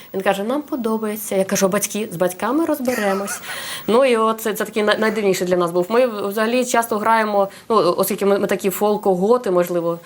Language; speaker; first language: Ukrainian; non-native, local second language; Russian